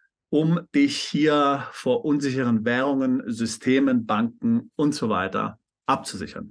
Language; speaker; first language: German; native; German